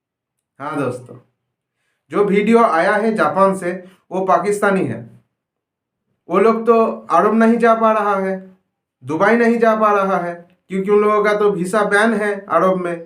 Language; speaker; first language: Hindi; non-native, local second language; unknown